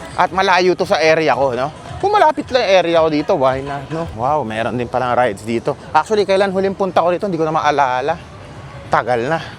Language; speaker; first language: Filipino; native; Filipino